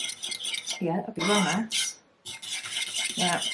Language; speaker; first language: English; native; English